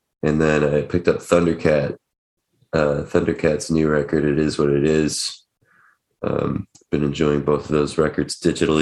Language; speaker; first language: English; native; English